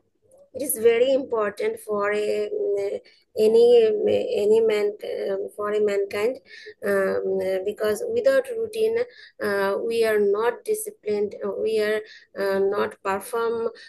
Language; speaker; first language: English; non-native, learner; Bangla